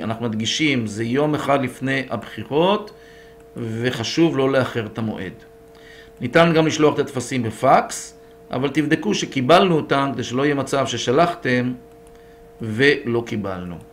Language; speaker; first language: Hebrew; native; Hebrew